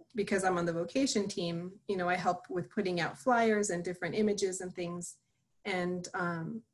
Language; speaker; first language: English; native; English